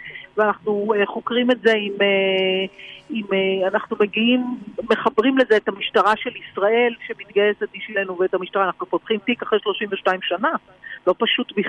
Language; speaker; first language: Hebrew; native; Hebrew